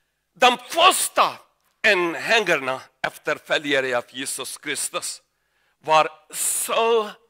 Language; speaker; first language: Swedish; non-native, learner; Urdu